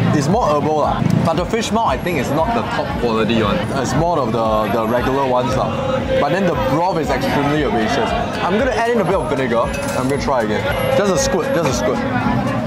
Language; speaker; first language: English; native; English